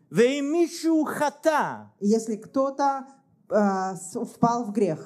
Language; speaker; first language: Russian; native; Russian